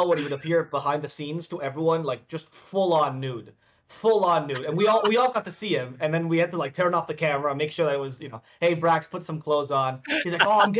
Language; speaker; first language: English; non-native, fluent; Spanish